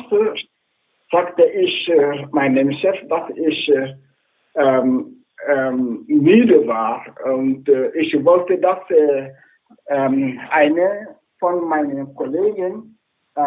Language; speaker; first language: German; non-native, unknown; Wolof